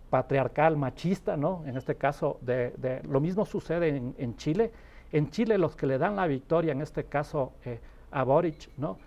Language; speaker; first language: Spanish; native; Spanish